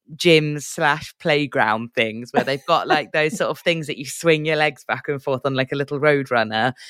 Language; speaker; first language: English; native; English